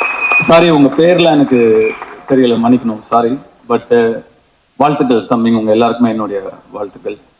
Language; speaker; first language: Tamil; native; Tamil